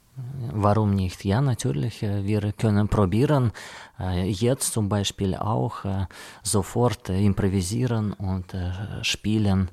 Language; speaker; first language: German; non-native, learner; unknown